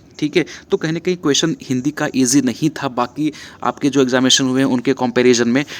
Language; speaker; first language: Hindi; native; Hindi